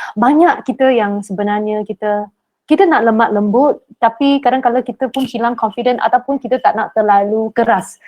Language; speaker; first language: Malay; non-native, local second language; Min Nan Chinese